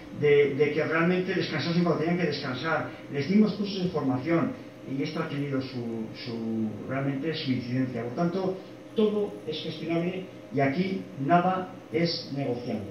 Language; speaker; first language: Spanish; native; Spanish